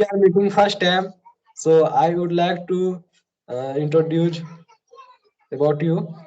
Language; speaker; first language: English; non-native, learner; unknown